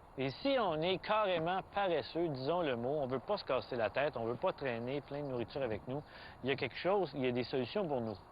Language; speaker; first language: French; native; French